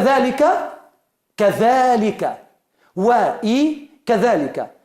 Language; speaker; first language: Arabic; non-native, fluent; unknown